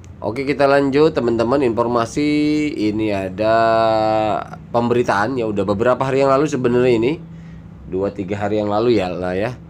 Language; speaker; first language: Indonesian; native; Indonesian